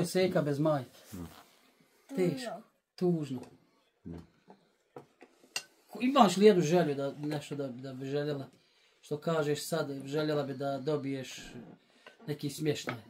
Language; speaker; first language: Bosnian; native; Bosnian